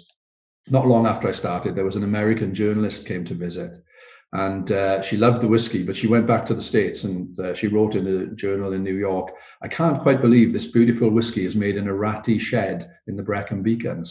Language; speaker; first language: English; native; English